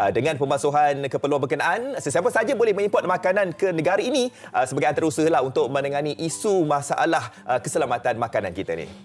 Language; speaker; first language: Malay; native; Malay